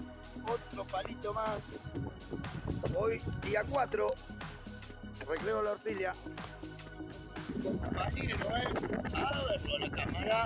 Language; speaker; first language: Spanish; native; Spanish